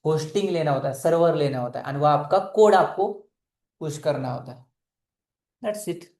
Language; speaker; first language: Hindi; non-native, local second language; Marathi